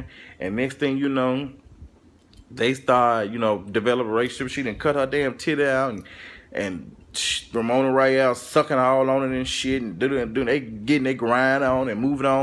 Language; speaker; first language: English; native; English